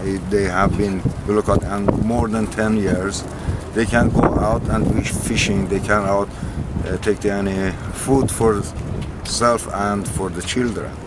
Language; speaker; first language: English; non-native, learner; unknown